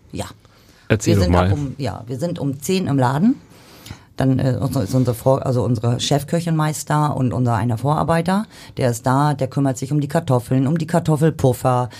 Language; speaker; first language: German; native; German